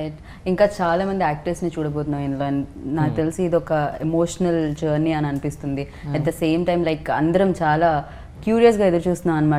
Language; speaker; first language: Telugu; native; Telugu